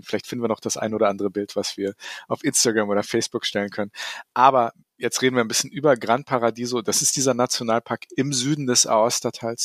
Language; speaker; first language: German; native; German